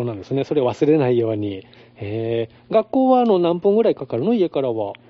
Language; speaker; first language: Japanese; native; Japanese